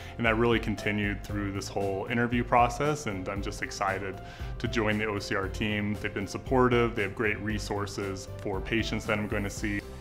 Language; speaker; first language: English; native; English